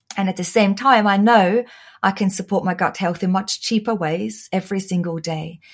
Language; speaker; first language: English; non-native, fluent; German